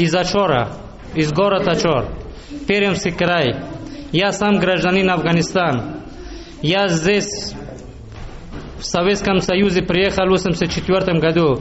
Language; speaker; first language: Russian; early bilingual, other home language; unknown